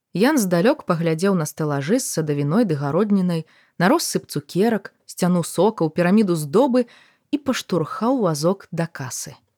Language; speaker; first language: Belarusian; native; Belarusian